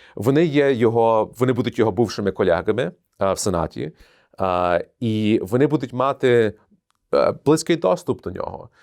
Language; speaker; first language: Ukrainian; early bilingual, heritage; Ukrainian